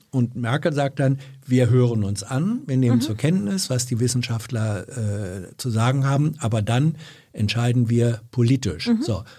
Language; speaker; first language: German; native; German